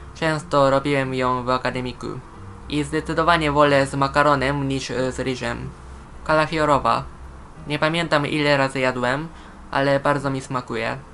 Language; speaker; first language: Polish; non-native, fluent; Japanese